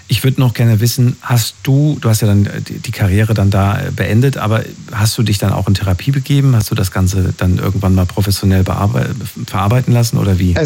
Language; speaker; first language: German; native; German